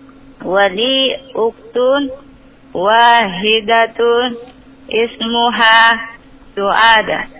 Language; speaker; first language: Arabic; non-native, learner; Indonesian